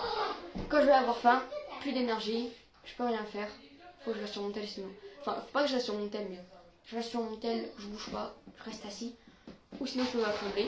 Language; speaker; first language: French; native; French